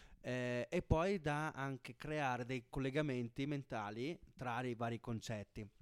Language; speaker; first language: Italian; native; Italian